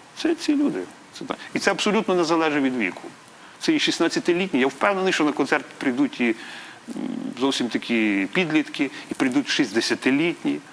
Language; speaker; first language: Ukrainian; native; Ukrainian